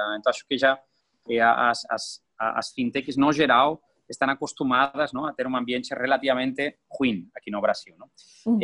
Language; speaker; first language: Portuguese; non-native, fluent; Spanish